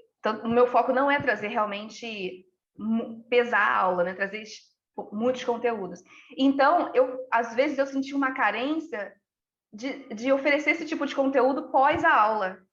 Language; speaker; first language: Portuguese; native; Portuguese